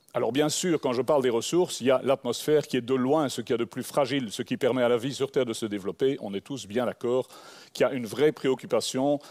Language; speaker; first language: French; native; French